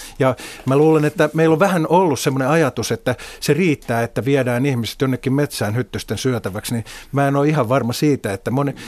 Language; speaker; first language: Finnish; native; Finnish